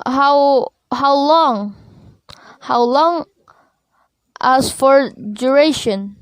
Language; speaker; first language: English; non-native, learner; Indonesian